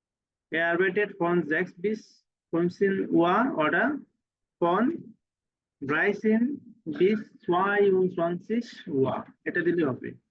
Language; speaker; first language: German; non-native, fluent; Bangla